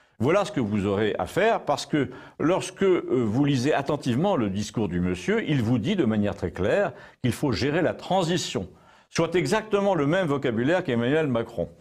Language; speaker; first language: French; native; French